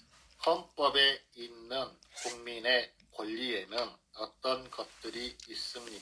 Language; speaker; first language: Korean; native; Korean